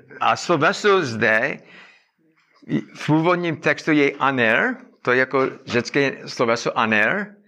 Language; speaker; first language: Czech; non-native, learner; English